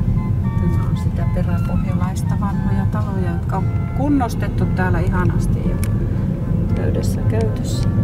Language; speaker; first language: Finnish; native; Finnish